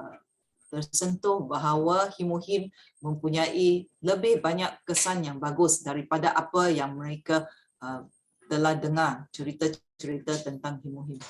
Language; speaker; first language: Malay; native; Malay